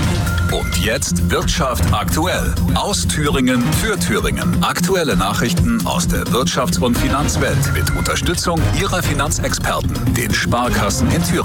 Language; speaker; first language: German; native; German